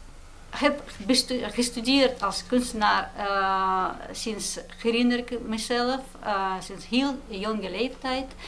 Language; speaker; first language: Dutch; non-native, fluent; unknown